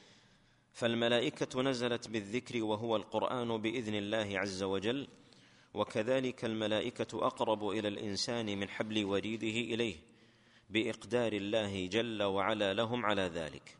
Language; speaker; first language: Arabic; native; Arabic